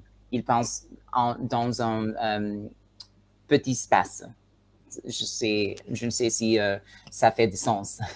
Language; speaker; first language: French; non-native, learner; Tswana